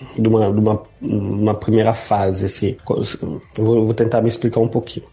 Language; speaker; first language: Portuguese; non-native, learner; Arabic